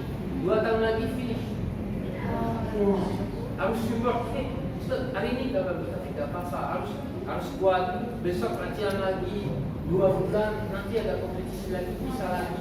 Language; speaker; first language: Indonesian; non-native, learner; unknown